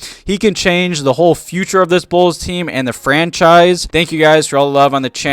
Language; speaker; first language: English; native; English